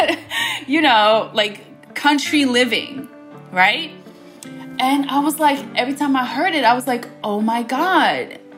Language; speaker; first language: English; early bilingual, other home language; Bosnian